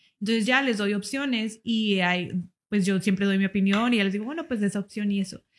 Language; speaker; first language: Spanish; early bilingual, heritage; Spanish